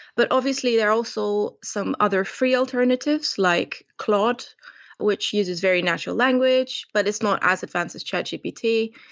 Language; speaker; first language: English; non-native, fluent; Romanian